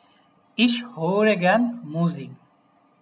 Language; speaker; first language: German; non-native, fluent; Bangla